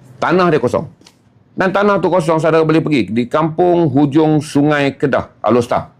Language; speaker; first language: Malay; native; Malay